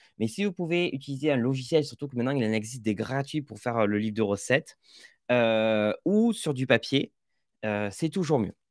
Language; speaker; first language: French; native; French